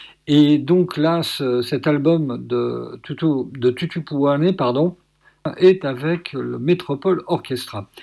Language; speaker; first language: French; native; French